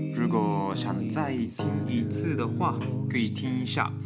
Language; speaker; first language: Chinese; non-native, fluent; Japanese